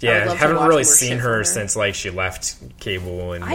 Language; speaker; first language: English; native; English